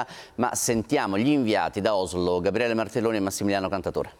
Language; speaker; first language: Italian; native; Italian